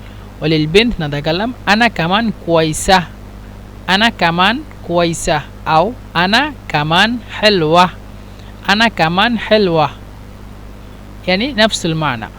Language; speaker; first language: Arabic; non-native, fluent; Bangla